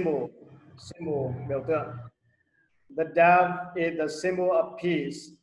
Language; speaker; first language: English; non-native, learner; Vietnamese